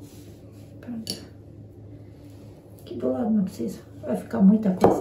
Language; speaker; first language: Portuguese; non-native, learner; Ukrainian